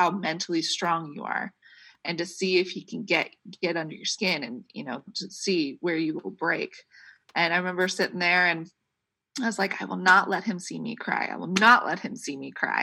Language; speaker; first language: English; native; English